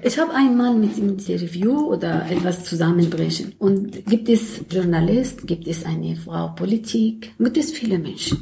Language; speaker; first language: German; non-native, learner; Arabic